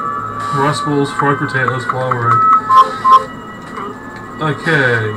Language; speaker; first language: English; native; English